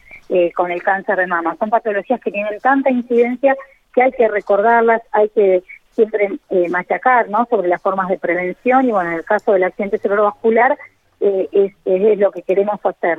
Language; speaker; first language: Spanish; native; Spanish